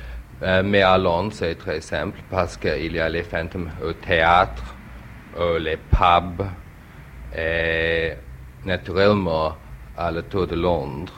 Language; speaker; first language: French; non-native, learner; English